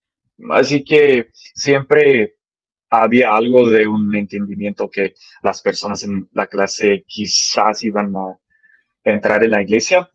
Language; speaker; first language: Spanish; early bilingual, heritage; English